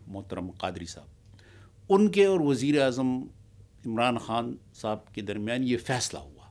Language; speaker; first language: Urdu; non-native, local second language; Pashto